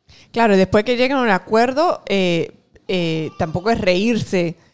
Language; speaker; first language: Spanish; early bilingual, heritage; Spanish